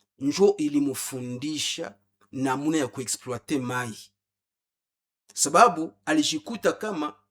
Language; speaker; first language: Swahili; non-native, local second language; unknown